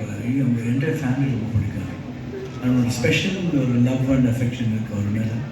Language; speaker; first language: Tamil; non-native, learner; Telugu